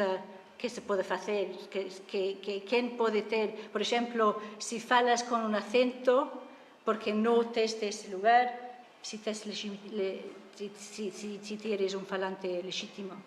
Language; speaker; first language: Galician; non-native, fluent; English